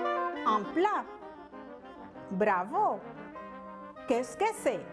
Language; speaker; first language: French; non-native, fluent; Spanish